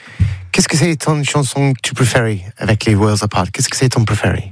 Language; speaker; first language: French; non-native, learner; English